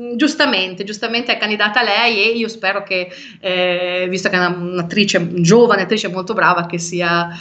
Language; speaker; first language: Italian; native; Italian